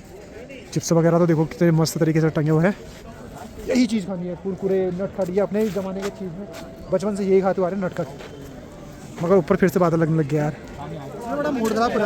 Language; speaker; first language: Hindi; native; Hindi